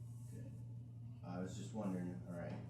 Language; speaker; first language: English; native; English